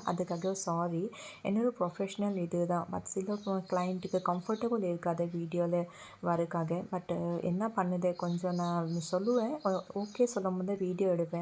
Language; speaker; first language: Tamil; non-native, fluent; Assamese